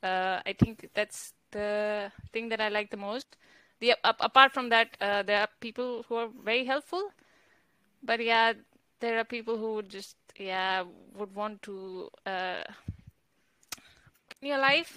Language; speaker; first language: English; non-native, local second language; Hindi